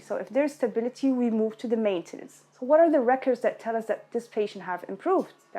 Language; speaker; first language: English; non-native, fluent; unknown